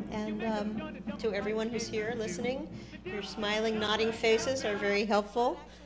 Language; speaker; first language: English; native; English